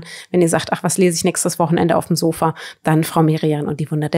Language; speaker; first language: German; native; German